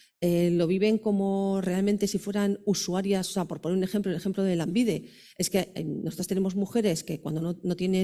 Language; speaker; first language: Spanish; native; Spanish